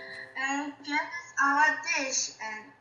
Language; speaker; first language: English; non-native, learner; Chinese